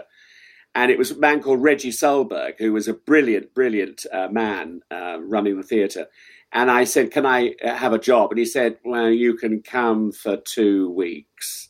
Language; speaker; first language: English; native; English